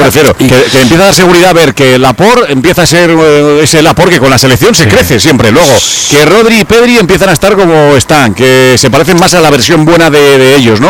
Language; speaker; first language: Spanish; native; Spanish